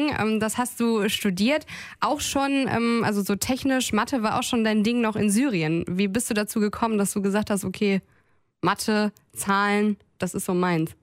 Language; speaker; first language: German; native; German